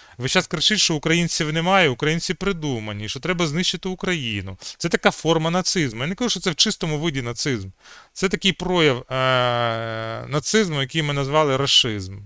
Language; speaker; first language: Ukrainian; native; Ukrainian